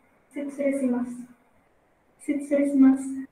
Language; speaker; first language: Japanese; non-native, learner; Indonesian